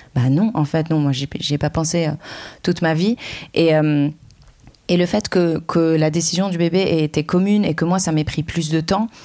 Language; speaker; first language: French; non-native, local second language; Arabic